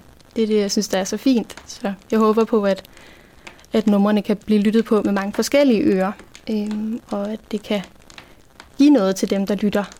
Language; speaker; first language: Danish; native; Danish